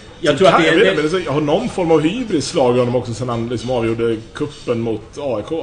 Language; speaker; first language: Swedish; native; Swedish